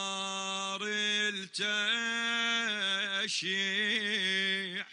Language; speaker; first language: Arabic; native; Arabic